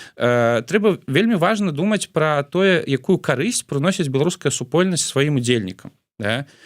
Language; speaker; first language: Belarusian; non-native, local second language; Russian